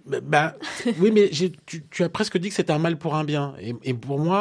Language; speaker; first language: French; native; French